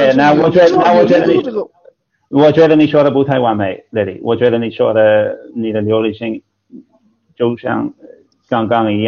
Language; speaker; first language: Chinese; non-native, fluent; English